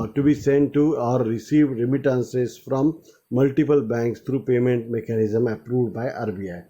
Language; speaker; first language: English; non-native, local second language; Marathi